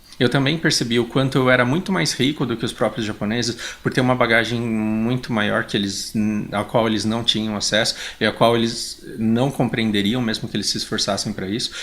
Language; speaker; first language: Portuguese; native; Portuguese